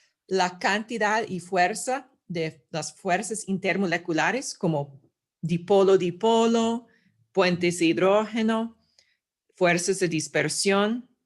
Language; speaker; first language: Spanish; non-native, fluent; English